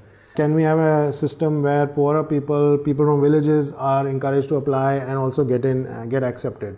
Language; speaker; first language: English; non-native, local second language; Hindi